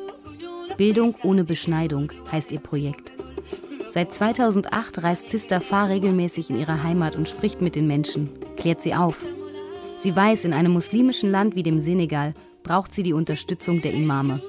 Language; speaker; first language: German; native; German